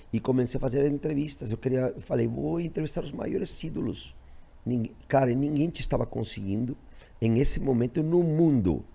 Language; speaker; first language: Portuguese; non-native, fluent; Spanish